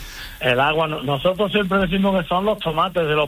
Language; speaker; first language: Spanish; native; Spanish